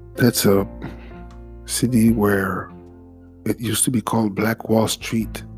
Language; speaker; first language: English; non-native, fluent; French